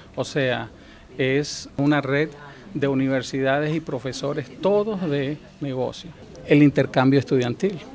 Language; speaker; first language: Spanish; native; Spanish